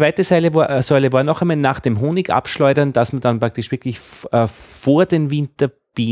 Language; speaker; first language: German; native; German